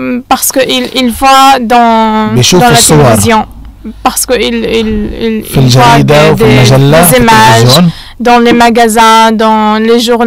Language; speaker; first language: French; non-native, fluent; Arabic